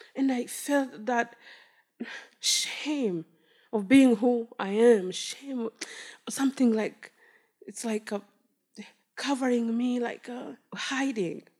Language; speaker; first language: English; non-native, local second language; Kinyarwanda